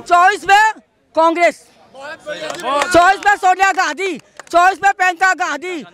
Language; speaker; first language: Hindi; non-native, local second language; Gujarati